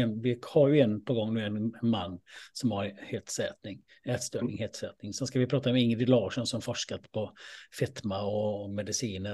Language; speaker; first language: Swedish; native; Swedish